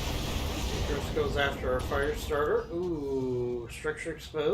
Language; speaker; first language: English; native; English